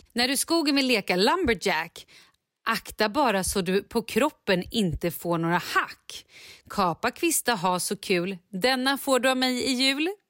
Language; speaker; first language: Swedish; native; Swedish